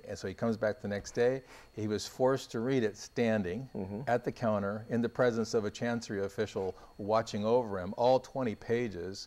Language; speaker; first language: English; native; English